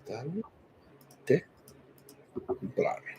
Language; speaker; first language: Spanish; non-native, learner; English